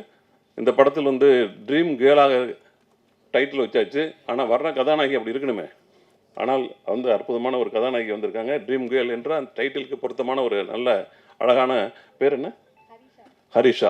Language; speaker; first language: Tamil; native; Tamil